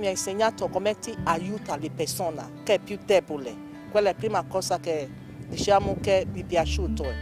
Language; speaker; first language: Italian; non-native, learner; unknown